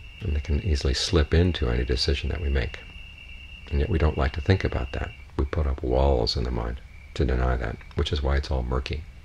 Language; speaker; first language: English; native; English